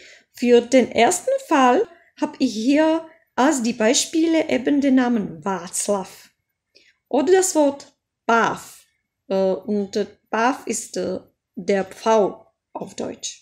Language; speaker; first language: German; non-native, fluent; Czech